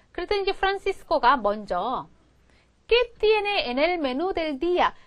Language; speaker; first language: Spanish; non-native, fluent; Korean